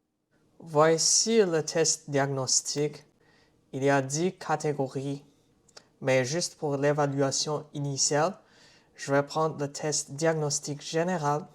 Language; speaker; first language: French; non-native, learner; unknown